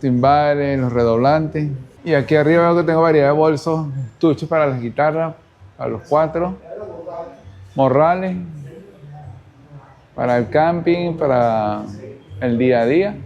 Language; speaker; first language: Spanish; native; Spanish